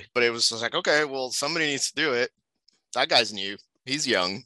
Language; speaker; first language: English; non-native, fluent; Spanish